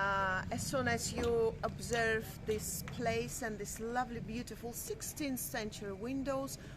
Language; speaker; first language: English; non-native, fluent; Russian